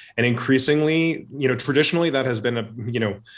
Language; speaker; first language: English; native; English